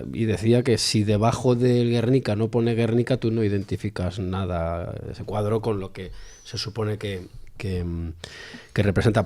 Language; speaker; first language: Spanish; native; Spanish